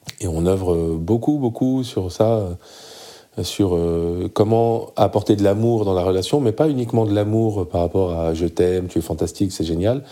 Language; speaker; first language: French; early bilingual, other home language; Arabic